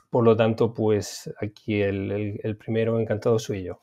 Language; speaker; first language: Spanish; native; Spanish